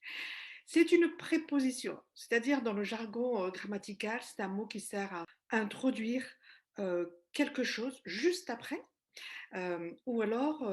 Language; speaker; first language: French; non-native, local second language; Malagasy